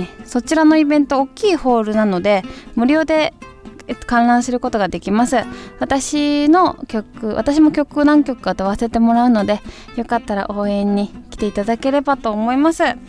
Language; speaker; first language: Japanese; native; Japanese